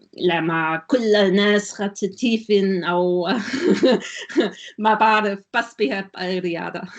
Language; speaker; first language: Arabic; non-native, learner; German